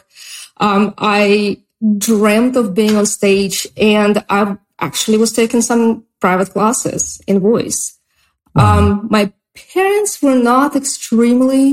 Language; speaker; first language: English; non-native, fluent; Russian